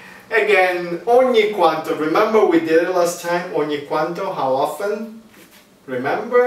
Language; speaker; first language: English; non-native, fluent; Italian